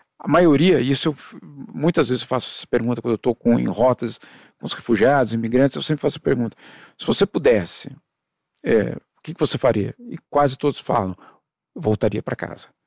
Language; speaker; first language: Portuguese; early bilingual, other home language; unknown